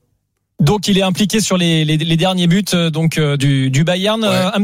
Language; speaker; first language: French; native; French